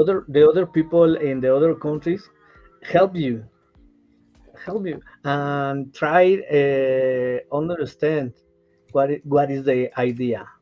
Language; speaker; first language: English; non-native, learner; Spanish